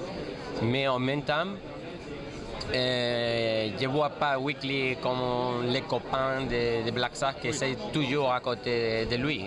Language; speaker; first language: French; non-native, fluent; Spanish